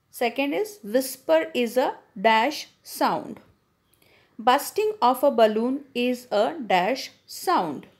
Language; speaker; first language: English; non-native, local second language; Hindi